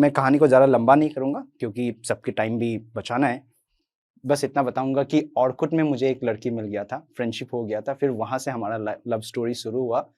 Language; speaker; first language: Hindi; non-native, local second language; Assamese